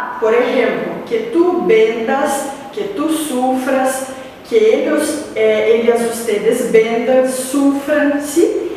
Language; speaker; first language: Spanish; non-native, fluent; Portuguese